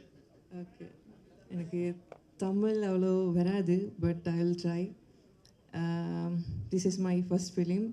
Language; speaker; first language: Tamil; non-native, learner; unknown